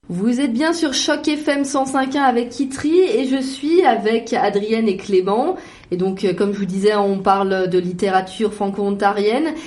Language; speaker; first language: French; native; French